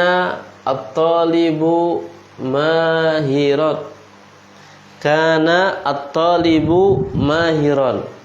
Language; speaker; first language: Arabic; non-native, fluent; Indonesian